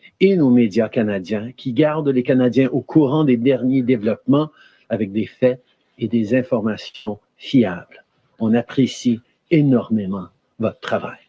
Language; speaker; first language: French; native; French